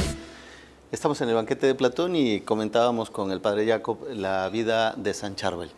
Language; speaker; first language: Spanish; native; Spanish